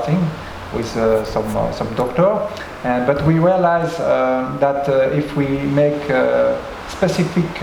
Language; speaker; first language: English; non-native, learner; French